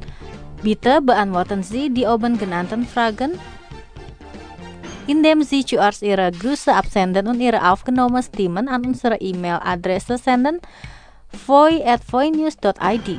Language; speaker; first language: German; non-native, fluent; Indonesian